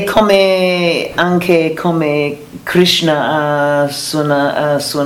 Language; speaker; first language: Italian; non-native, learner; English